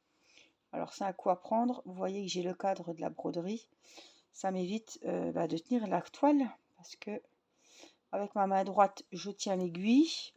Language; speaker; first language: French; native; French